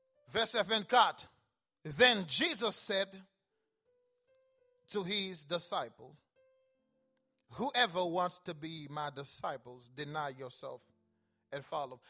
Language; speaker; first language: English; non-native, fluent; Haitian Creole